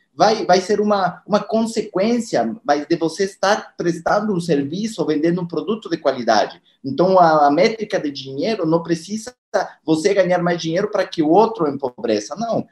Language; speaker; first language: Portuguese; non-native, fluent; Spanish